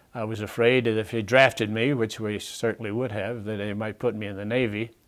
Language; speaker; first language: English; native; English